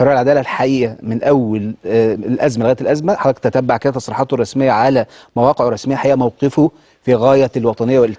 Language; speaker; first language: Arabic; native; Arabic